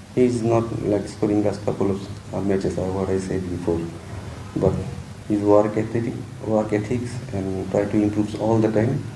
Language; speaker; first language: English; non-native, local second language; Bangla